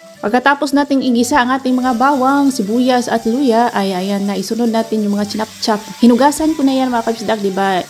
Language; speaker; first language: Filipino; non-native, local second language; Cebuano